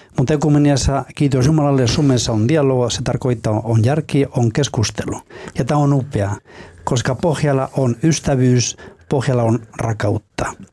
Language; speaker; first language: Finnish; non-native, fluent; Spanish